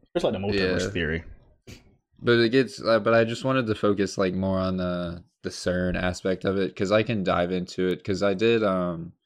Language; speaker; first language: English; native; English